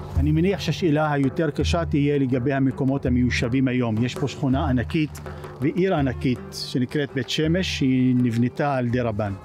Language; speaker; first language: Hebrew; native; Hebrew